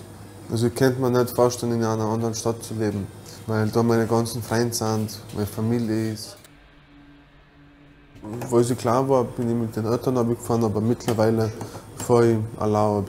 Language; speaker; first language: German; early bilingual, other home language; Bosnian